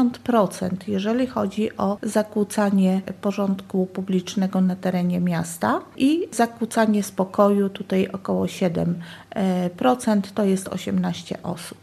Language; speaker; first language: Polish; native; Polish